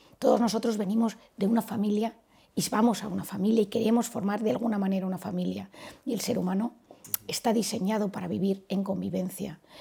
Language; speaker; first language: Spanish; native; Spanish